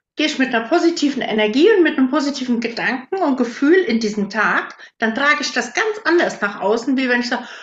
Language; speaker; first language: German; native; German